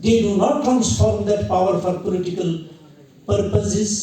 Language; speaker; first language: English; non-native, local second language; Kashmiri